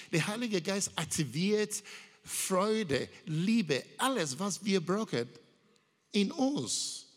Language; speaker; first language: German; non-native, learner; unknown